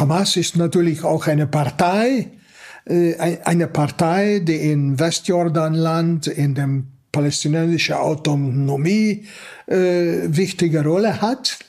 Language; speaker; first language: German; non-native, fluent; Hungarian